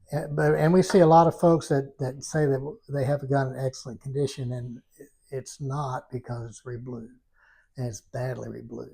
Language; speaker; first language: English; native; English